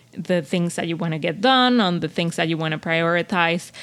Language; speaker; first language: English; non-native, fluent; Spanish